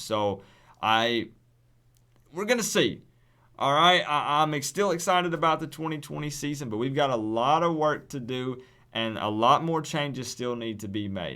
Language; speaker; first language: English; native; English